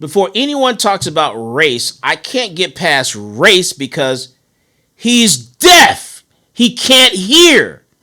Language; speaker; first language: English; native; English